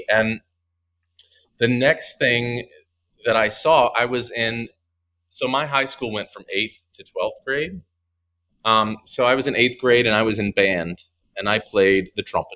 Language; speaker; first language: English; native; English